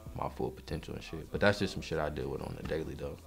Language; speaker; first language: English; native; English